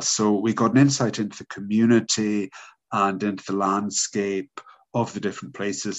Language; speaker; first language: English; native; English